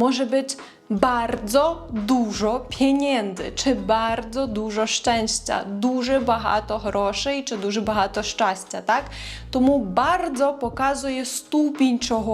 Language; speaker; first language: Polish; non-native, fluent; Ukrainian